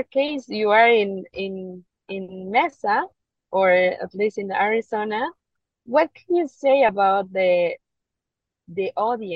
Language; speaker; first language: English; non-native, fluent; Spanish